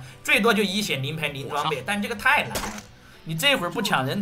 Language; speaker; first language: Chinese; native; Chinese